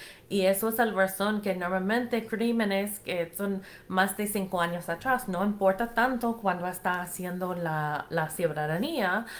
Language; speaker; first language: Spanish; non-native, fluent; English